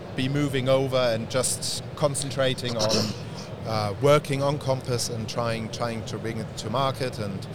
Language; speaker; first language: English; non-native, fluent; German